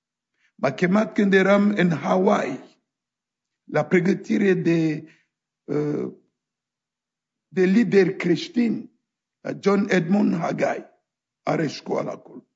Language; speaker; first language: Romanian; non-native, fluent; French